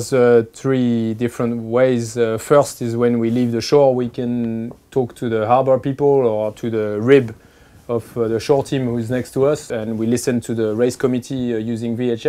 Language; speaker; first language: English; non-native, fluent; French